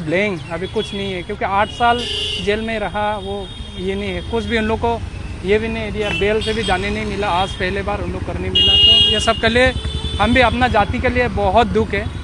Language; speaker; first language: Hindi; non-native, local second language; Karbi